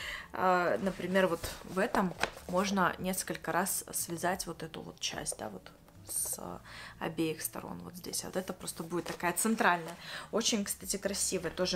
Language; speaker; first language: Russian; native; Russian